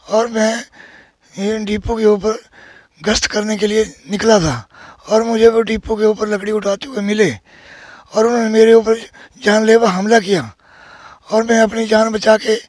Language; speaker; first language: Hindi; native; Hindi